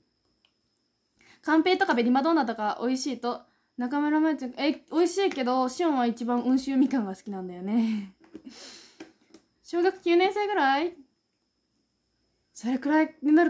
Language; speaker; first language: Japanese; native; Japanese